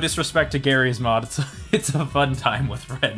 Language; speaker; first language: English; native; English